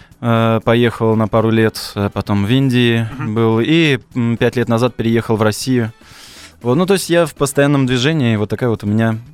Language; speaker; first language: Russian; early bilingual, heritage; French